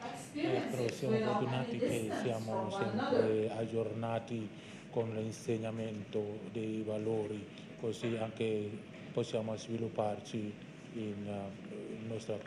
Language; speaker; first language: Italian; non-native, learner; Indonesian